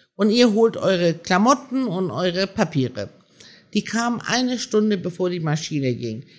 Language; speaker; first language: German; early bilingual, other home language; Persian